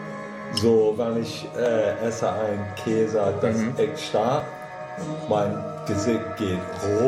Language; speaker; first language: German; non-native, fluent; English